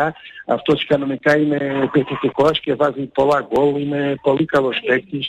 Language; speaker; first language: Greek; non-native, learner; Portuguese